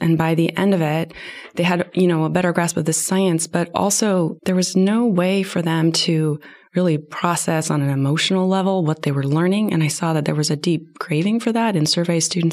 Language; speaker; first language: English; native; English